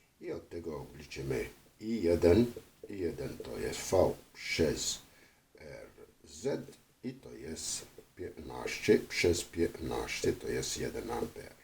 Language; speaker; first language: Polish; non-native, fluent; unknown